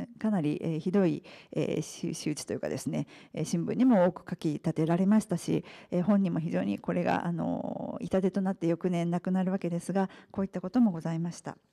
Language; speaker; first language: Japanese; native; Japanese